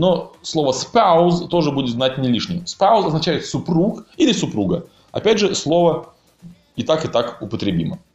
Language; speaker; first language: Russian; native; Russian